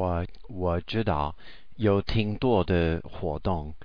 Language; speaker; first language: Chinese; non-native, learner; English